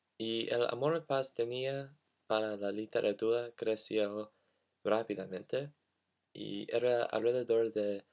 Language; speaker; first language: Spanish; non-native, learner; English